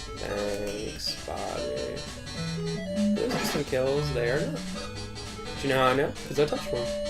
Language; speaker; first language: English; native; English